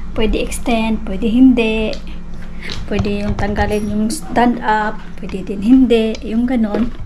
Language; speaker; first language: Filipino; non-native, local second language; Cebuano